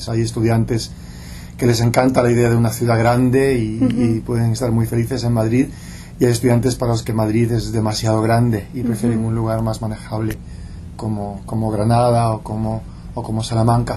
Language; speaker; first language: Spanish; non-native, local second language; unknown